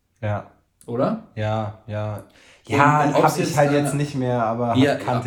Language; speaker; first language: German; native; German